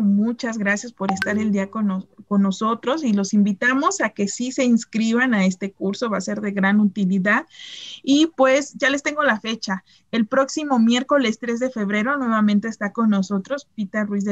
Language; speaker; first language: Spanish; native; Spanish